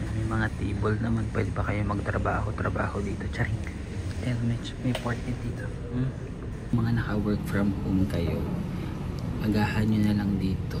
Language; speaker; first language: Filipino; native; Filipino